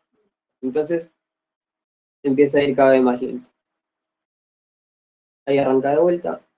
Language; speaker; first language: Spanish; native; Spanish